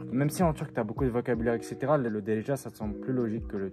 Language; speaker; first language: French; early bilingual, other home language; Turkish